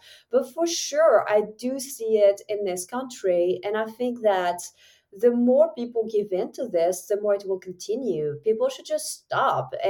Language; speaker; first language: English; non-native, fluent; French